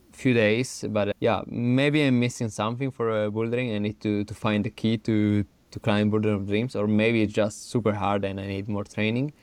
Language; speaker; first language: English; non-native, fluent; Italian